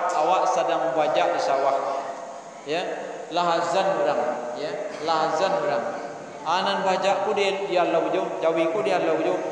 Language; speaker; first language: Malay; non-native, local second language; Minangkabau